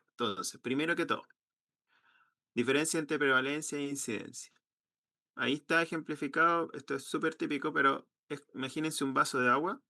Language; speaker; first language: Spanish; native; Spanish